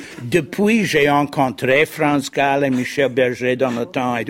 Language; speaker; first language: French; non-native, fluent; English